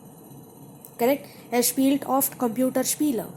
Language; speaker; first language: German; non-native, fluent; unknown